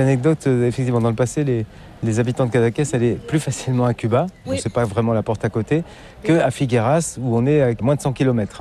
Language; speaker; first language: French; native; French